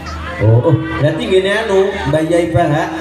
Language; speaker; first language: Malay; non-native, local second language; Javanese